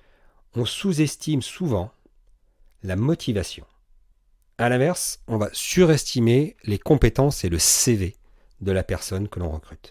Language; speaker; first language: French; native; French